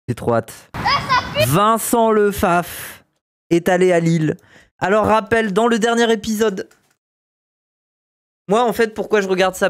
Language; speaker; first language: French; native; French